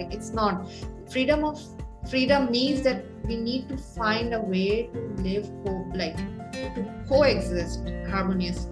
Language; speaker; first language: English; non-native, local second language; Urdu